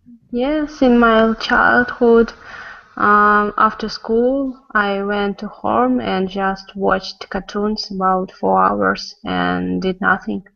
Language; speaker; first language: English; non-native, learner; Russian